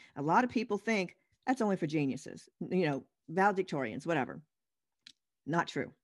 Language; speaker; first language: English; native; English